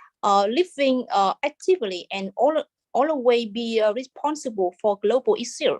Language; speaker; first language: English; non-native, fluent; Vietnamese